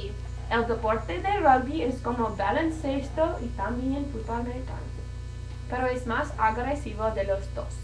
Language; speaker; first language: Spanish; non-native, learner; English